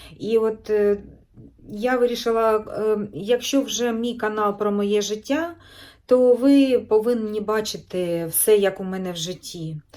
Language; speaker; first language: Ukrainian; native; Ukrainian